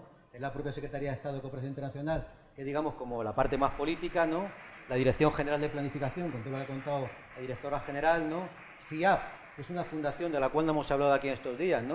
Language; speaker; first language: Spanish; native; Spanish